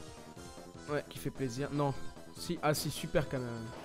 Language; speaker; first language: French; native; French